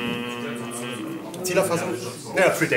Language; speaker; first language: German; native; German